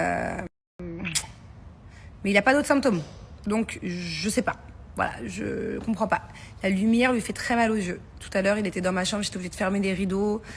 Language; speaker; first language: French; native; French